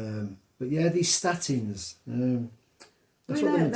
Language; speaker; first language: English; native; English